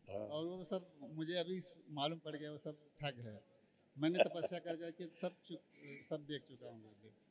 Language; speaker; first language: Hindi; native; Hindi